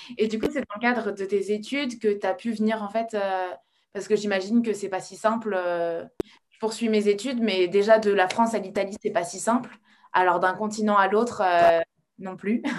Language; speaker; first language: French; native; French